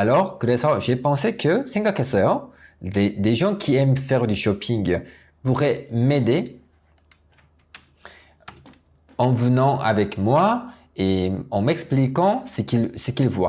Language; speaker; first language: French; non-native, fluent; Korean